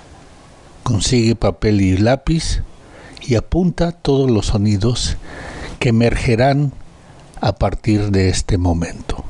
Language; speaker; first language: Spanish; native; Spanish